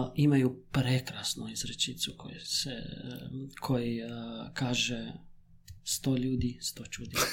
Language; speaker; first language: Croatian; non-native, fluent; Arabic